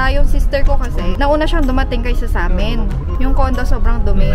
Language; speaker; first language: Filipino; native; Filipino